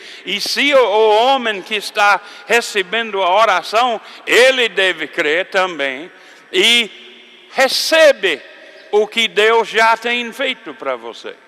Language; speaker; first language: Portuguese; non-native, fluent; English